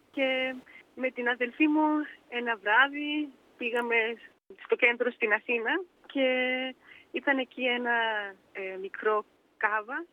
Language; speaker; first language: Greek; early bilingual, heritage; Danish